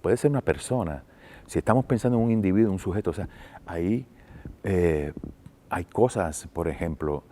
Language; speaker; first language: Spanish; native; Spanish